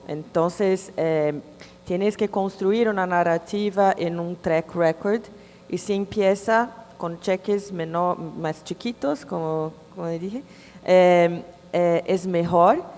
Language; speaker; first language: Spanish; non-native, fluent; Portuguese